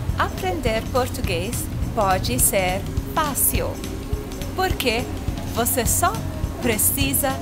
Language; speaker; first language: Portuguese; non-native, fluent; German